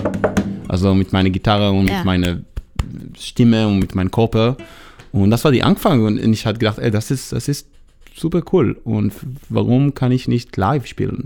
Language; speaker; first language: German; non-native, learner; Hebrew